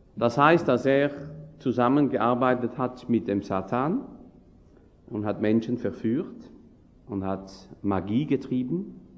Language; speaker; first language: German; non-native, fluent; French